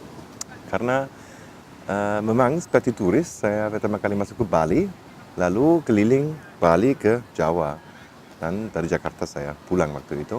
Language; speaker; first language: Indonesian; non-native, fluent; German